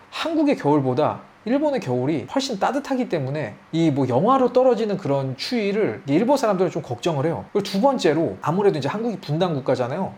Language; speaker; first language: Korean; native; Korean